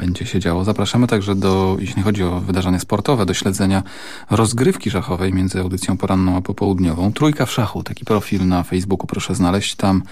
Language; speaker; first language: Polish; native; Polish